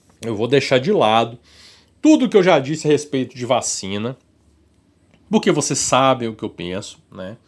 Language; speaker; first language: Portuguese; native; Portuguese